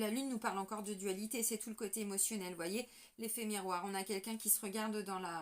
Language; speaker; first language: French; native; French